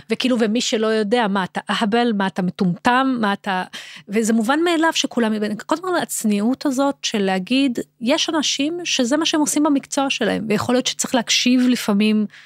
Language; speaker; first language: Hebrew; native; Hebrew